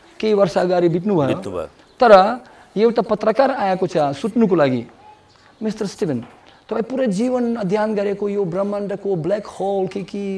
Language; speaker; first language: Nepali; non-native, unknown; Russian